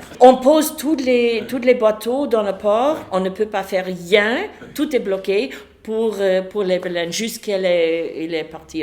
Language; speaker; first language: French; non-native, fluent; English